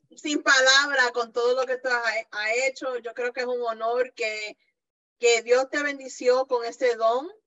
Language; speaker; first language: Spanish; early bilingual, heritage; Spanish